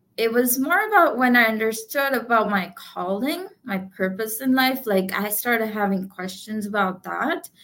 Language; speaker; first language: English; non-native, local second language; Gujarati